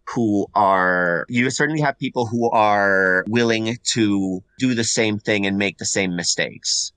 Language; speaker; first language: English; non-native, fluent; Spanish